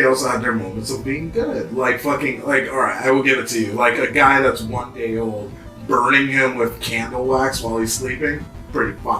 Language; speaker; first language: English; native; English